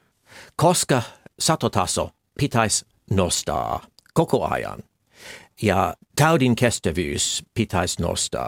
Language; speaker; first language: Finnish; non-native, fluent; English